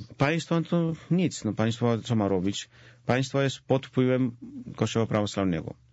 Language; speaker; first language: Polish; non-native, fluent; Georgian